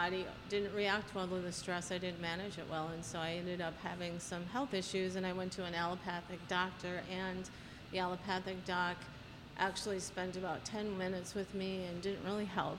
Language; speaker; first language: English; native; English